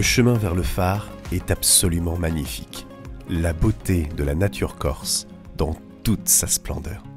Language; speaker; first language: French; native; French